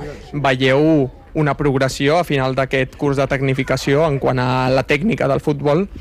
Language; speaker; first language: Catalan; native; Catalan